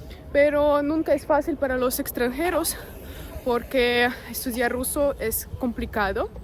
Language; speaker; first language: Spanish; non-native, fluent; Russian